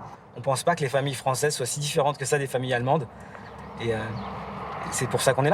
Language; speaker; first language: French; native; French